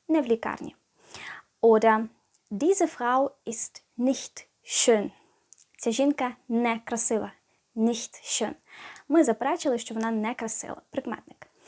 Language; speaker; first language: Ukrainian; native; Ukrainian